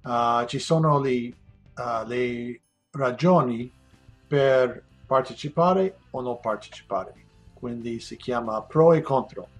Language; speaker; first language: Italian; non-native, learner; English